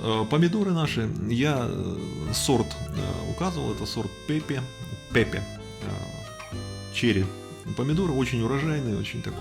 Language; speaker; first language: Russian; native; Russian